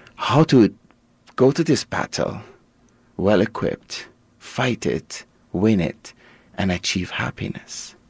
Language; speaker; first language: English; non-native, fluent; Persian